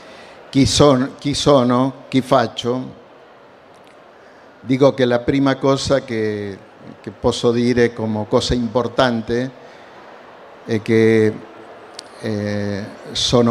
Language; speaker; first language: Italian; non-native, learner; Spanish